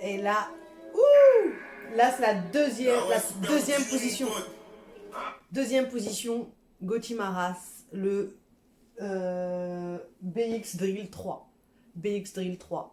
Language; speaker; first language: French; native; French